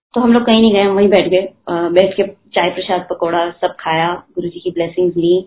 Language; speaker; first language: Hindi; native; Hindi